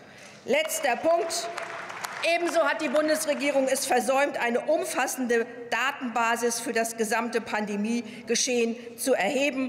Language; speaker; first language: German; native; German